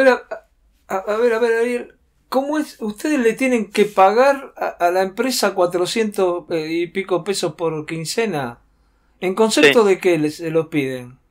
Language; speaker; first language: Spanish; native; Spanish